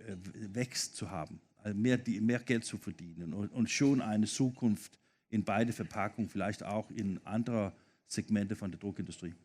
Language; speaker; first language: German; non-native, fluent; Danish